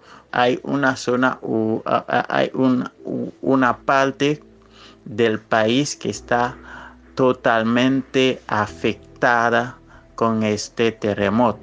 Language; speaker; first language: Spanish; non-native, fluent; Haitian Creole